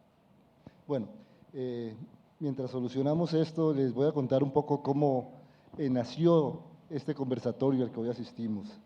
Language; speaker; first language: Spanish; native; Spanish